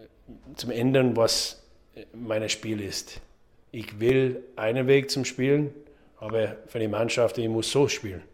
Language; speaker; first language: German; non-native, learner; English